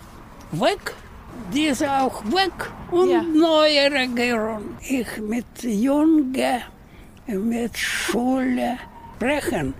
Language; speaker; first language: German; non-native, learner; Russian